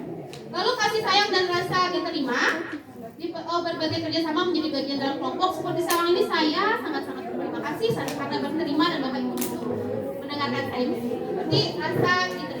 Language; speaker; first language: Indonesian; non-native, local second language; Minangkabau